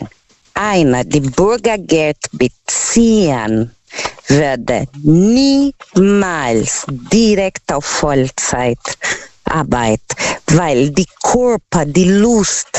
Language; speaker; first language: German; non-native, learner; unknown